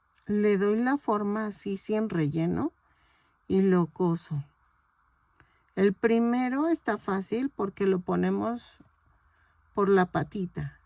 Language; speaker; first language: Spanish; native; Spanish